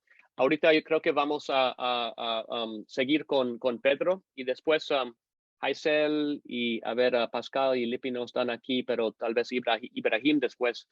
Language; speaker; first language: Spanish; non-native, fluent; English